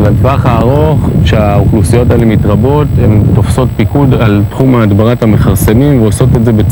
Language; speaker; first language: Hebrew; native; Hebrew